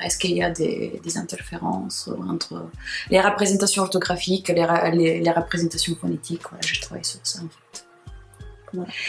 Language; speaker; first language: French; non-native, fluent; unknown